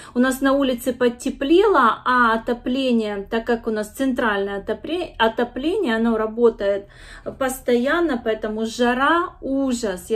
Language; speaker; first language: Russian; native; Russian